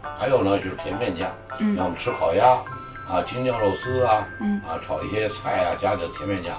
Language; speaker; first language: Chinese; native; Chinese